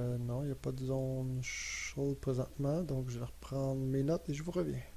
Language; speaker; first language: French; native; French